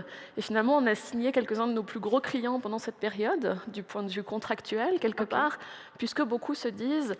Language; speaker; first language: French; native; French